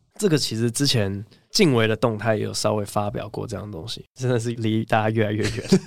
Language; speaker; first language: Chinese; native; Chinese